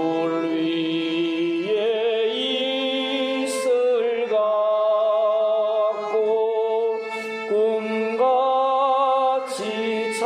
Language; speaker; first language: Korean; native; Korean